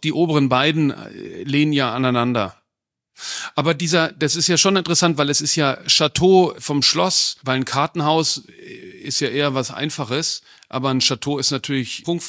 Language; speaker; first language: German; native; German